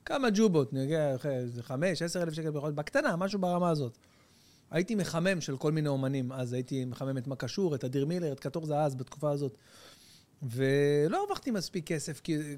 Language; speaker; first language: Hebrew; native; Hebrew